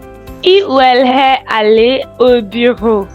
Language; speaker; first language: French; non-native, learner; English